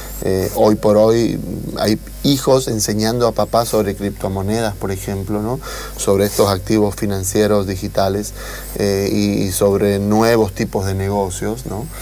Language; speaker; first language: Spanish; native; Spanish